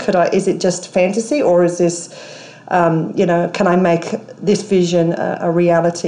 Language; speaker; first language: English; native; English